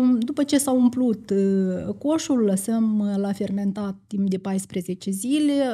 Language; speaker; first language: Romanian; native; Romanian